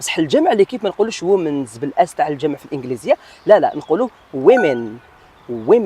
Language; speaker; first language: Arabic; native; Arabic